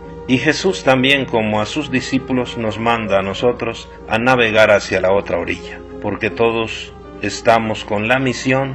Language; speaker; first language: Spanish; native; Spanish